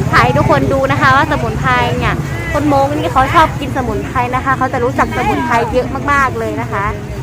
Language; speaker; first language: Thai; non-native, local second language; Hmong